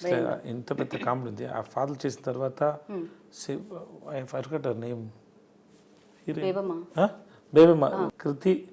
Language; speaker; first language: Telugu; non-native, learner; Tamil